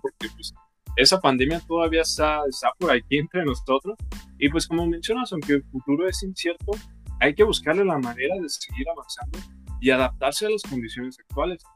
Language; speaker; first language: Spanish; native; Spanish